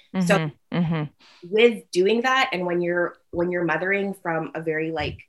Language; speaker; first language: English; native; English